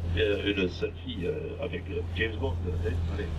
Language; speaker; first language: French; non-native, local second language; Dutch